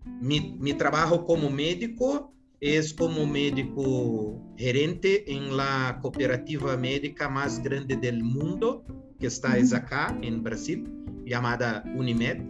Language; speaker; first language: Spanish; non-native, learner; Portuguese